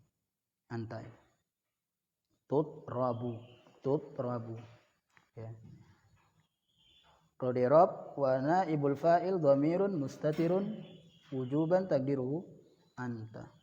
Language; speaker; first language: Arabic; non-native, fluent; Indonesian